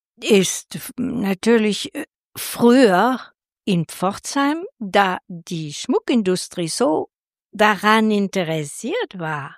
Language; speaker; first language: German; non-native, fluent; French